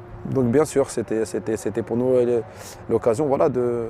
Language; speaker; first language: French; early bilingual, other home language; Arabic